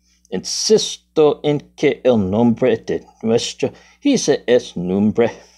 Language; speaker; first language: Spanish; non-native, learner; English